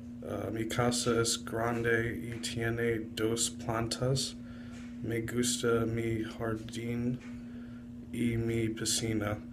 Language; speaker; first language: Spanish; non-native, learner; English